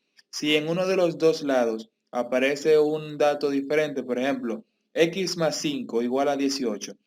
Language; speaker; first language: Spanish; native; Spanish